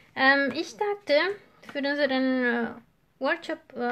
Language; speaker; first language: German; non-native, fluent; Spanish